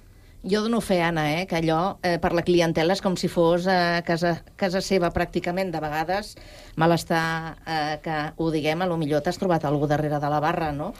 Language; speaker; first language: Catalan; native; Catalan